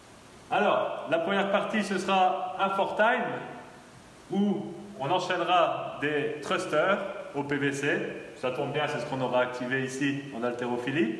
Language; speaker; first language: French; native; French